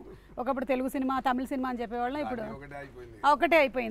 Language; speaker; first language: Telugu; native; Telugu